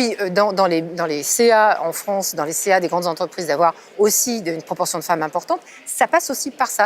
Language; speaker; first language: French; native; French